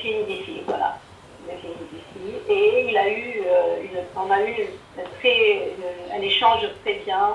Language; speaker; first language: French; non-native, fluent; Arabic